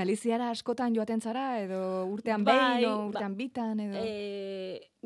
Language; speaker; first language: Basque; native; Basque